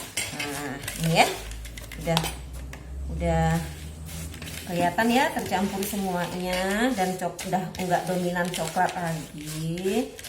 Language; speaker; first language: Indonesian; native; Indonesian